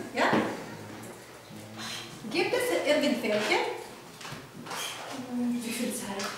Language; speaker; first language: German; non-native, fluent; Ukrainian